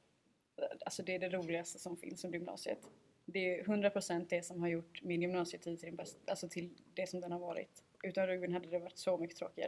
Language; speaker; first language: Swedish; native; Swedish